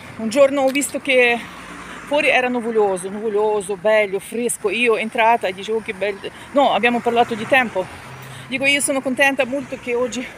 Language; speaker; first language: Italian; non-native, learner; Ukrainian